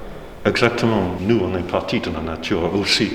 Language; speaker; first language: French; non-native, fluent; English